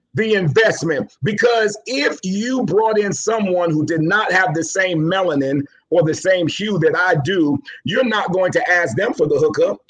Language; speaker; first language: English; native; English